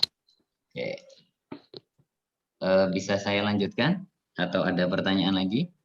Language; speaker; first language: Indonesian; native; Indonesian